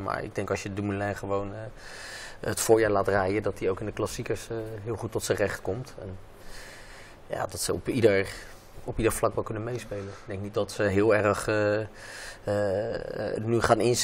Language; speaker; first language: Dutch; native; Dutch